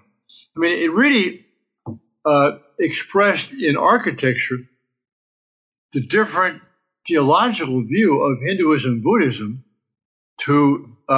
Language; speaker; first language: English; native; English